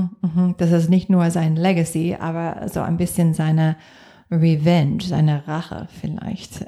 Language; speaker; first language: German; non-native, fluent; English